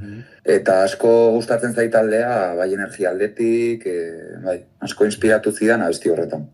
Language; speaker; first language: Basque; native; Basque